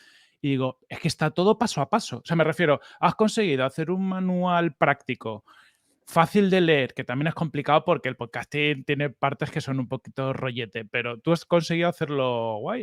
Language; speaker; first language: Spanish; native; Spanish